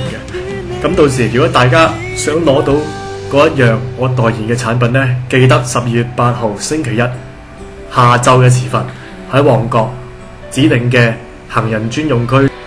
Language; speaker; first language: Cantonese; native; Cantonese